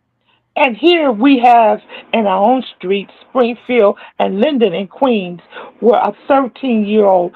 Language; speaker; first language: English; native; English